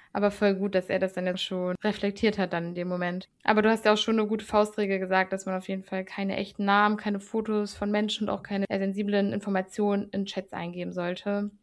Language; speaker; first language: German; native; German